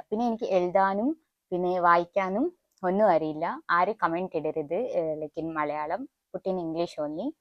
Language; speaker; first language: Malayalam; non-native, learner; Tulu